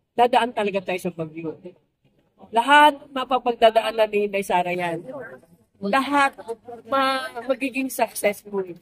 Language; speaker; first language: Filipino; non-native, local second language; Cebuano